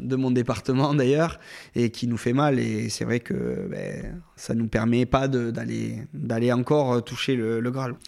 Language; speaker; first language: French; native; French